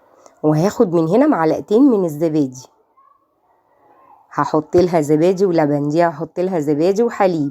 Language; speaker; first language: Arabic; native; Arabic